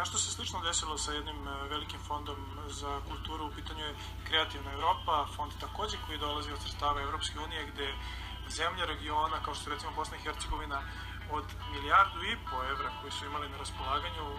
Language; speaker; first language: Serbian; native; Serbian